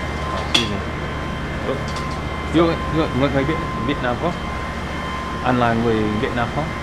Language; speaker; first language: Vietnamese; non-native, learner; English